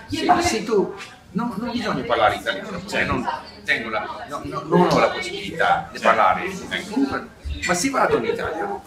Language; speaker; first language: Italian; non-native, learner; English